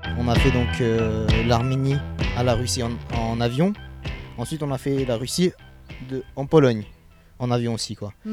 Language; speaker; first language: French; early bilingual, other home language; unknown